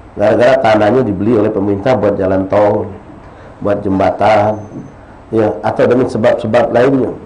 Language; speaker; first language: Malay; native; Malay